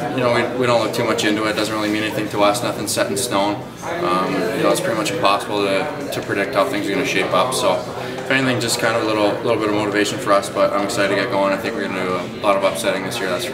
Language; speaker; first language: English; native; English